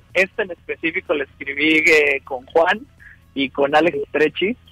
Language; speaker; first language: Spanish; native; Spanish